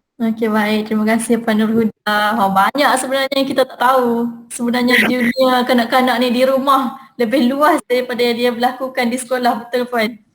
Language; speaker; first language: Malay; native; Malay